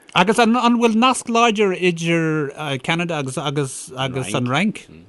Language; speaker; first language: Irish; non-native, local second language; English